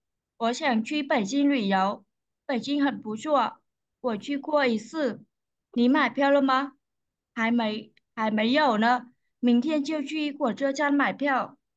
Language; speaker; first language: Chinese; non-native, learner; Vietnamese